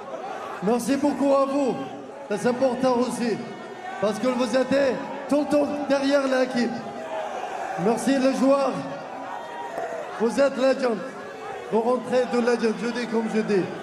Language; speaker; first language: French; non-native, learner; Arabic